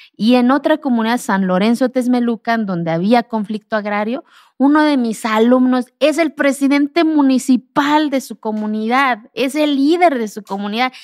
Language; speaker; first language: Spanish; non-native, local second language; Zapotec